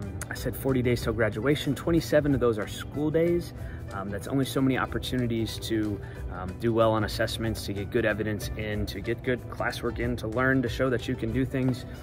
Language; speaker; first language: English; native; English